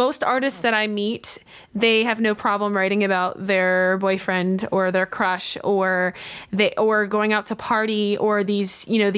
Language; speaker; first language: English; native; English